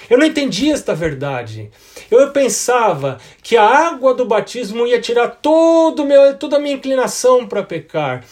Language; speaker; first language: Portuguese; native; Portuguese